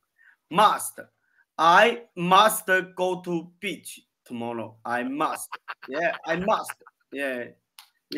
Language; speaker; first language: English; non-native, learner; Chinese